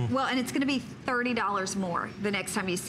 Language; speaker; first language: English; native; English